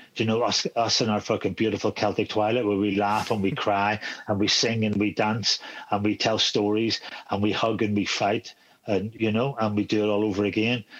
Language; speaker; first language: English; native; English